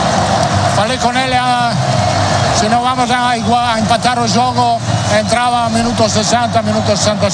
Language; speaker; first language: Portuguese; non-native, learner; Italian